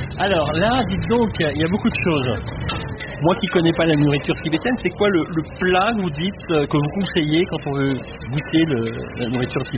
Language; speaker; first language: French; native; French